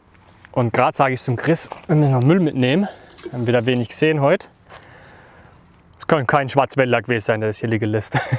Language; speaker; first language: German; native; German